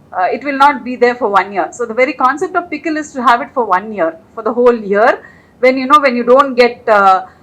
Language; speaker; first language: English; non-native, local second language; Telugu